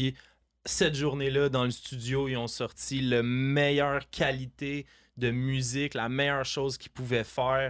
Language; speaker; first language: French; native; French